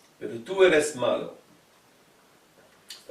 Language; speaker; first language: Spanish; non-native, fluent; French